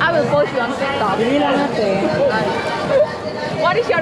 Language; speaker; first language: English; non-native, learner; Indonesian